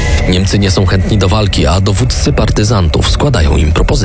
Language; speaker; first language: Polish; native; Polish